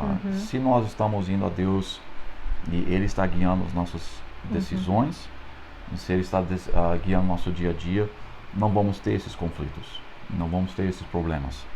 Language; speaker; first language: Portuguese; non-native, fluent; English